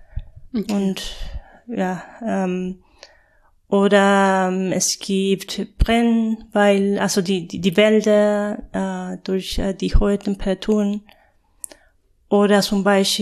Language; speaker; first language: German; non-native, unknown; Spanish